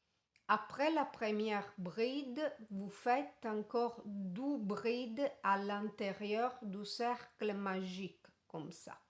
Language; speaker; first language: French; non-native, fluent; Italian